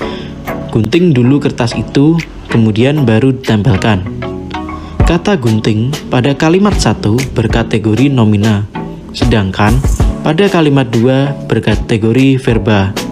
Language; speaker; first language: Indonesian; native; Indonesian